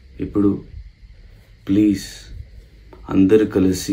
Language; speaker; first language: Telugu; non-native, local second language; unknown